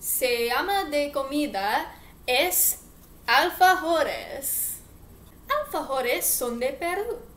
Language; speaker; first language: Spanish; non-native, learner; English